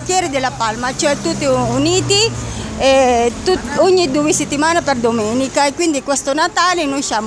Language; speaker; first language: Italian; non-native, learner; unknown